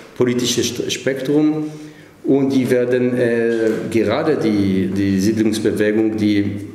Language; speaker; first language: German; non-native, fluent; Hebrew